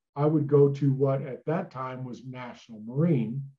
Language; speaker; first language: English; native; English